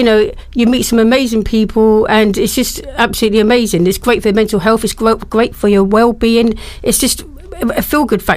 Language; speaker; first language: English; native; English